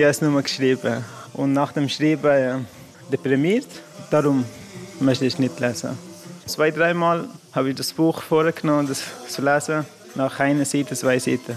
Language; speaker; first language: German; non-native, learner; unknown